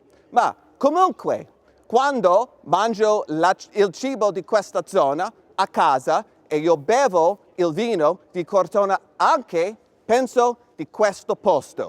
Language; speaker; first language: Italian; non-native, fluent; English